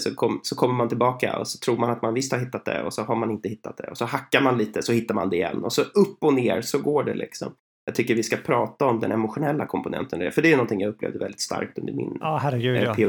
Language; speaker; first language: Swedish; native; Swedish